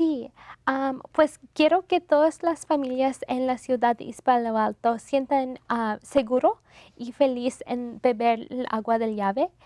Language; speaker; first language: Spanish; non-native, fluent; English